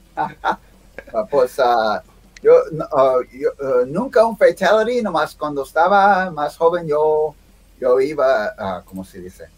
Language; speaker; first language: Spanish; early bilingual, heritage; Spanish